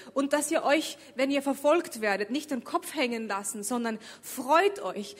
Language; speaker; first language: German; early bilingual, other home language; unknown